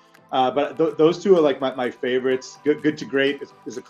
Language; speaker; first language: English; native; English